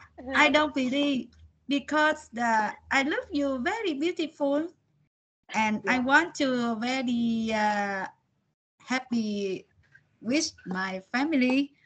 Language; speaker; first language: English; non-native, learner; Vietnamese